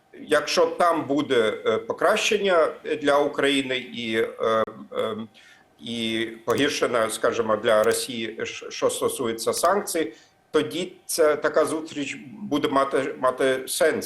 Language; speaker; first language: Ukrainian; non-native, fluent; German